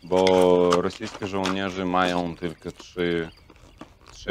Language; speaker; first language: Polish; non-native, learner; Russian